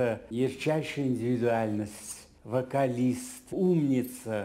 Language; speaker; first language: Russian; native; Russian